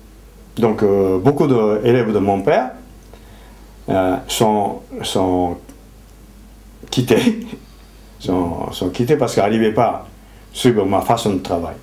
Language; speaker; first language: French; non-native, fluent; Japanese